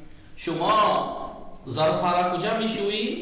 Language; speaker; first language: Persian; non-native, fluent; Urdu